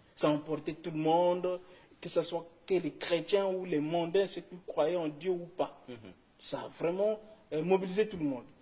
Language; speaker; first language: French; non-native, local second language; Kongo